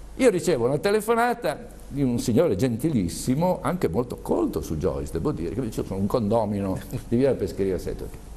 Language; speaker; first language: Italian; native; Italian